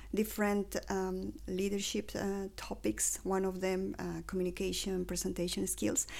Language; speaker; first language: English; non-native, fluent; Spanish